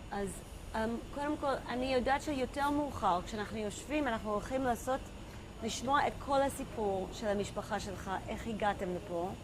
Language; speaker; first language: Hebrew; native; Hebrew